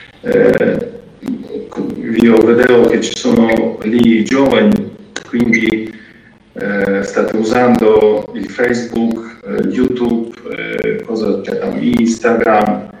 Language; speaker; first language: Italian; non-native, fluent; Ukrainian